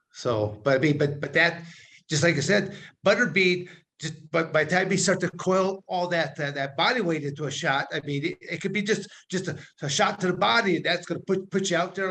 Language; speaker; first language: English; native; English